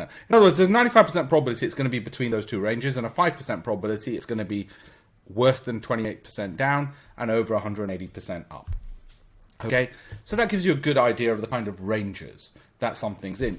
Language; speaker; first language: English; native; English